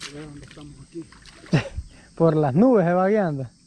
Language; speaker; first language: Spanish; native; Spanish